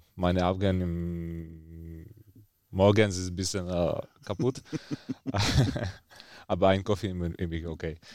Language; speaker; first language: German; non-native, fluent; Czech